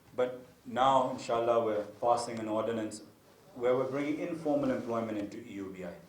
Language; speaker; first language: English; non-native, local second language; Urdu